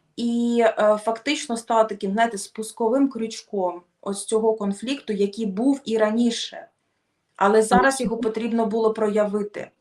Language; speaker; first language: Ukrainian; non-native, local second language; Russian